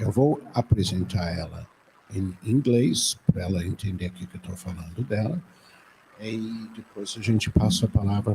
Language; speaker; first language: Portuguese; non-native, fluent; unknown